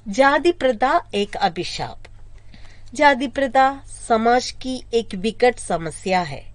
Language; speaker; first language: Hindi; non-native, local second language; Malayalam